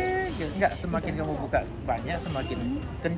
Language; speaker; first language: Indonesian; native; Indonesian